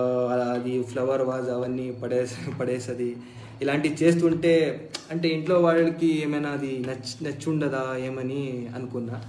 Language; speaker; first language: Telugu; non-native, fluent; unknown